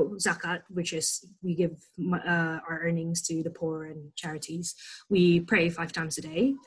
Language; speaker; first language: English; non-native, fluent; Indonesian